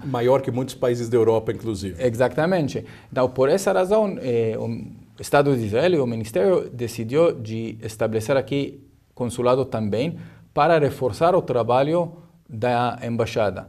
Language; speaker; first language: Portuguese; non-native, learner; Hebrew